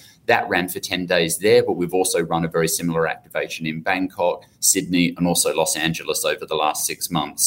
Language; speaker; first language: English; native; English